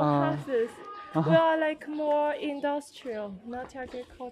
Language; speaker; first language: English; non-native, fluent; Chinese